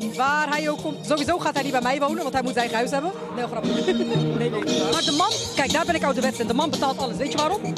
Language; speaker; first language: Dutch; early bilingual, other home language; Albanian